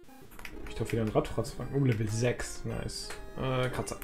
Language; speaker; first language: German; native; German